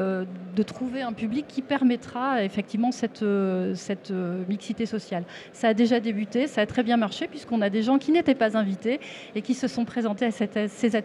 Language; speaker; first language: French; native; French